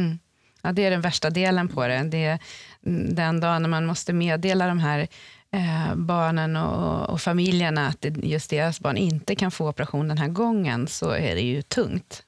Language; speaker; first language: Swedish; native; Swedish